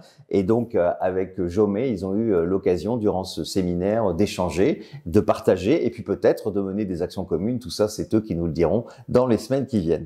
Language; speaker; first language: French; native; French